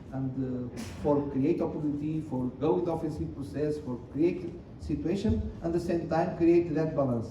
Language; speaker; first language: English; non-native, learner; Portuguese